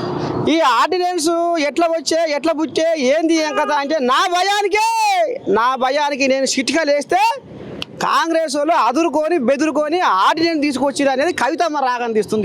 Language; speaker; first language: Telugu; native; Telugu